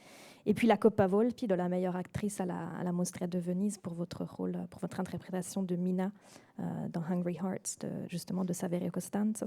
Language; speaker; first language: French; native; French